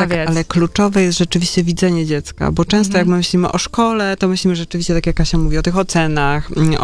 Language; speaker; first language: Polish; native; Polish